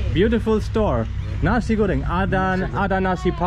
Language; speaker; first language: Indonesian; non-native, learner; German